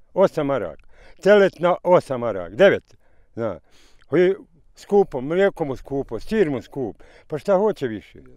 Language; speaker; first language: Croatian; native; Croatian